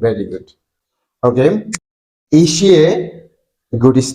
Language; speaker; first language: English; non-native, fluent; Bangla